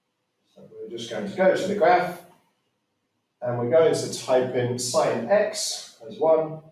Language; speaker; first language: English; native; English